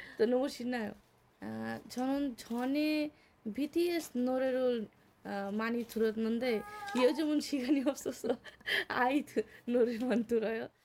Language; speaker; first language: Korean; non-native, learner; Bangla